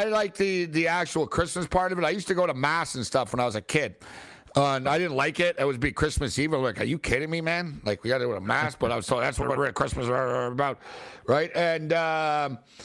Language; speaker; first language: English; native; English